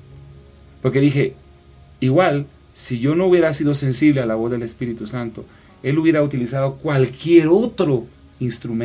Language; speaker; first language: Spanish; native; Spanish